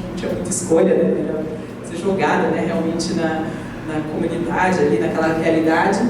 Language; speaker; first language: Portuguese; native; Portuguese